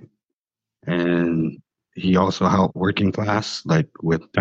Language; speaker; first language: English; native; English